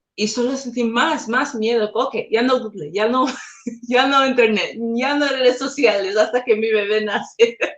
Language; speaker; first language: Spanish; non-native, learner; English